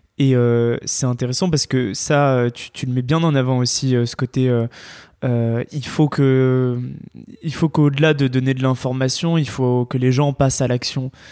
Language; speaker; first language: French; native; French